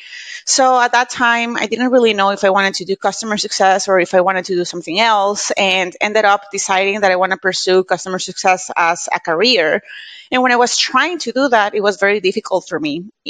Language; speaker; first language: English; non-native, fluent; Spanish